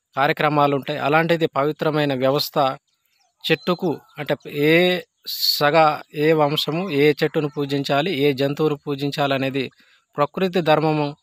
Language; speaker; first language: Telugu; non-native, local second language; Gondi